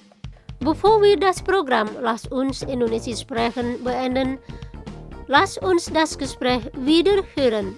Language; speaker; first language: German; non-native, fluent; Indonesian